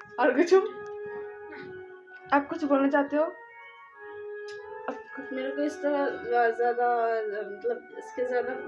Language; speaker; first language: Hindi; non-native, local second language; Bangla